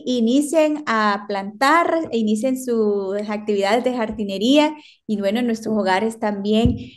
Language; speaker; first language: Spanish; native; Spanish